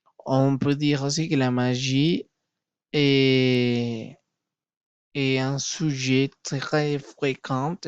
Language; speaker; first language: French; non-native, learner; Spanish